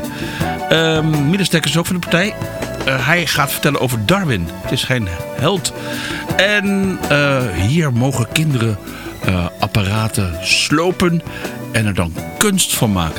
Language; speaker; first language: Dutch; native; Dutch